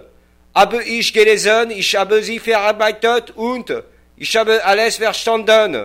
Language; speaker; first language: German; non-native, learner; French